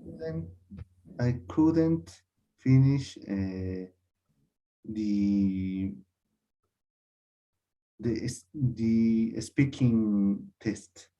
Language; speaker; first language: English; non-native, learner; Spanish